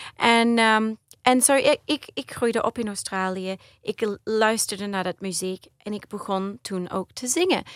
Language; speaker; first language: Dutch; early bilingual, heritage; Dutch